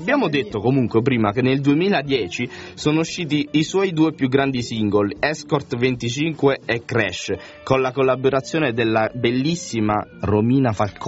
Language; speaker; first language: Italian; native; Italian